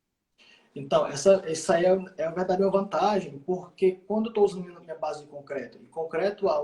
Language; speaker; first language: Portuguese; native; Portuguese